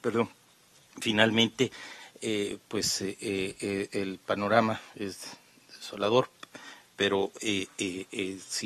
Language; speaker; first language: Spanish; native; Spanish